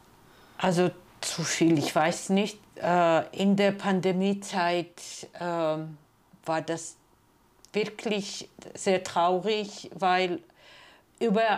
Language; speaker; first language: German; non-native, fluent; Georgian